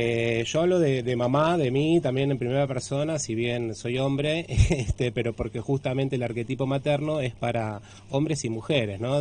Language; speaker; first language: Spanish; native; Spanish